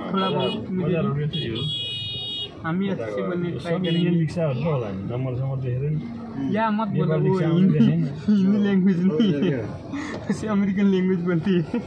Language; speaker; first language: Hindi; non-native, learner; Nepali